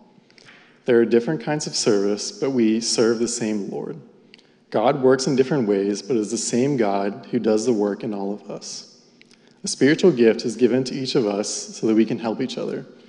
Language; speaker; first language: English; native; English